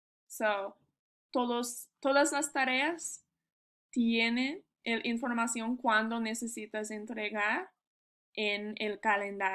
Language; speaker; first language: Spanish; non-native, learner; English